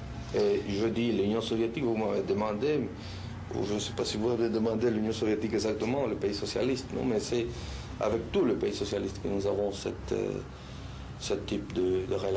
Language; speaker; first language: French; non-native, fluent; Spanish